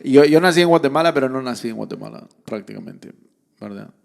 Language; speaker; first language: Spanish; early bilingual, other home language; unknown